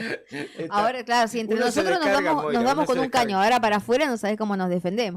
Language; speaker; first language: Spanish; native; Spanish